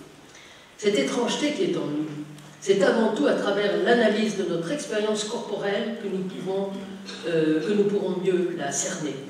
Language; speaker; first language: French; native; French